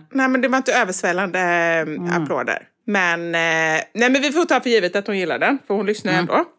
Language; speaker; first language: Swedish; native; Swedish